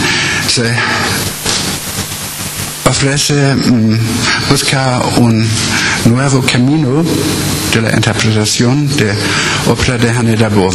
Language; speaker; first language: Spanish; non-native, learner; German